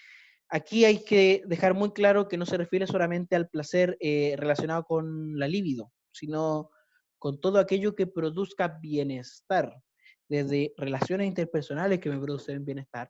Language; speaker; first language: Spanish; native; Spanish